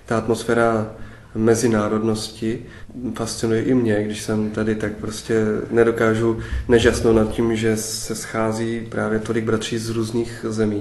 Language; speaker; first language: Czech; native; Czech